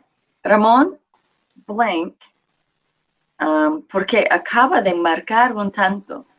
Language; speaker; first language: Spanish; non-native, fluent; English